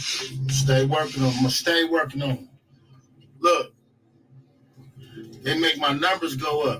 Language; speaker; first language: English; native; English